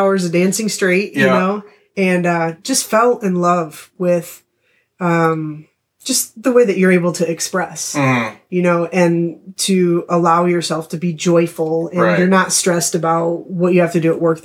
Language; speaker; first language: English; native; English